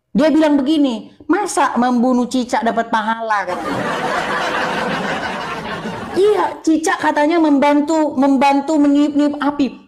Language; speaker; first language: Indonesian; native; Indonesian